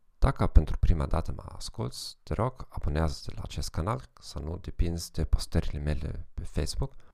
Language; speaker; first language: Romanian; non-native, fluent; German